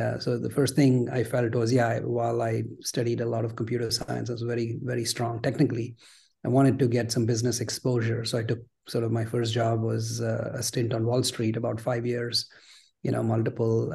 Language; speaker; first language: English; non-native, local second language; Gujarati